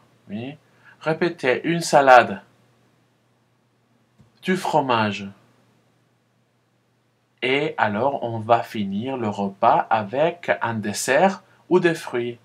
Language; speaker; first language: French; non-native, fluent; Spanish